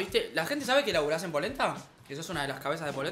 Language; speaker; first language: Spanish; native; Spanish